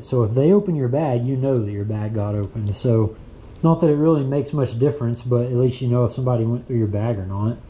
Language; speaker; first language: English; native; English